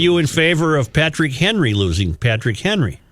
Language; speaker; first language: English; native; English